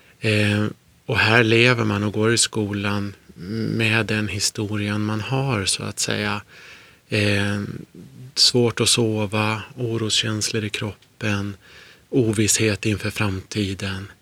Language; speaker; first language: Swedish; native; Swedish